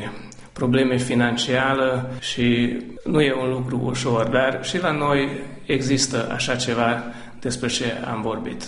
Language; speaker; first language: Romanian; non-native, local second language; Hungarian